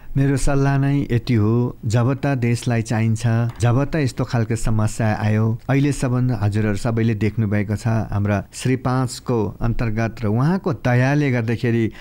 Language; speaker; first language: Nepali; native; Nepali